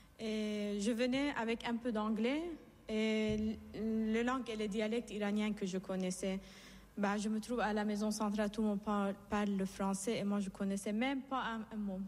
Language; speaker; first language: French; non-native, fluent; Persian